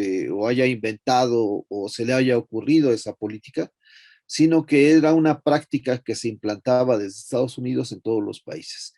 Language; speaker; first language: Spanish; native; Spanish